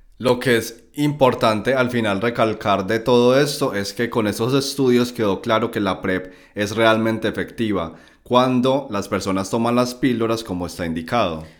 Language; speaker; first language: Spanish; native; Spanish